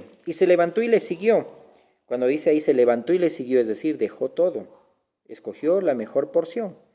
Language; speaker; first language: Spanish; native; Spanish